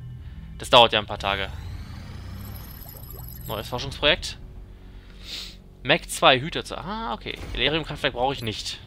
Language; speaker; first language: German; native; German